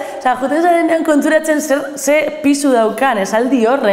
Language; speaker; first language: Basque; native; Basque